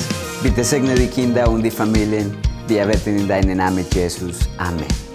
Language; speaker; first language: German; non-native, fluent; Spanish